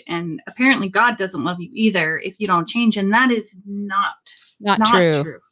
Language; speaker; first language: English; native; English